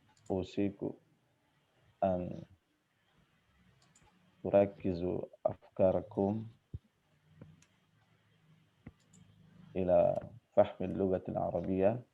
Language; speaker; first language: Arabic; non-native, fluent; Indonesian